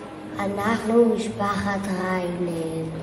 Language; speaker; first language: Hebrew; early bilingual, other home language; Dutch